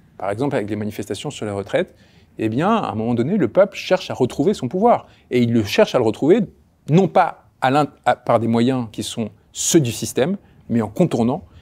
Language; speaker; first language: French; early bilingual, other home language; Spanish